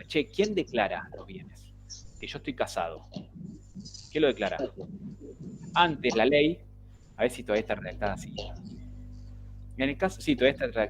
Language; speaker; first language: Spanish; native; Spanish